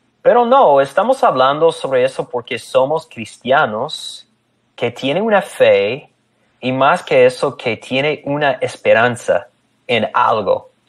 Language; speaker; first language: Spanish; non-native, fluent; English